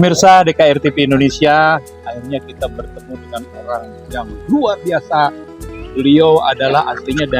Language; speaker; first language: Indonesian; native; Indonesian